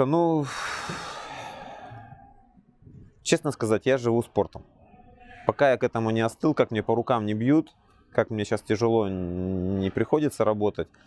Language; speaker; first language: Russian; native; Russian